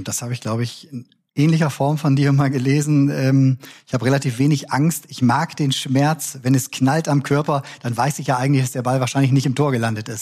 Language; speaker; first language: German; native; German